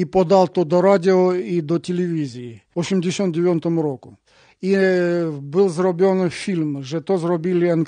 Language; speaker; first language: Polish; non-native, learner; Russian